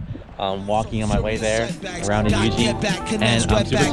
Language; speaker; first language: English; native; English